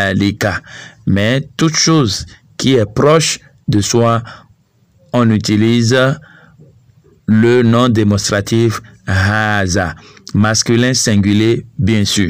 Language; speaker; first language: French; non-native, local second language; Fon